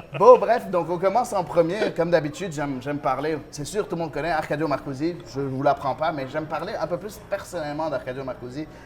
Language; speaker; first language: French; native; French